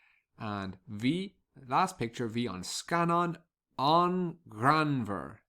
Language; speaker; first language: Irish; non-native, local second language; English